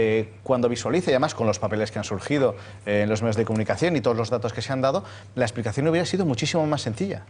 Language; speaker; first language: Spanish; native; Spanish